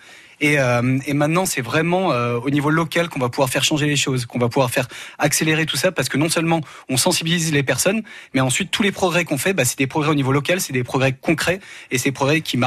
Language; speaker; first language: French; native; French